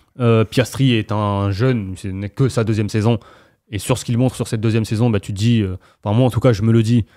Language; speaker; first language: French; native; French